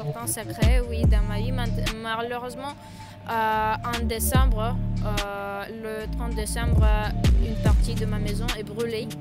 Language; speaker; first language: French; non-native, fluent; Ukrainian